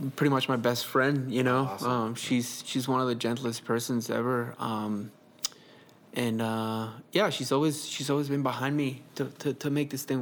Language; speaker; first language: English; early bilingual, other home language; Spanish